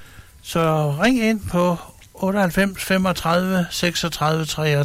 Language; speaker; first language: Danish; native; Danish